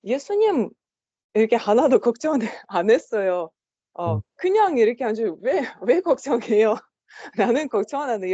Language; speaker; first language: Korean; non-native, learner; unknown